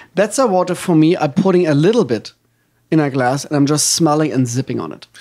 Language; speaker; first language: English; non-native, fluent; German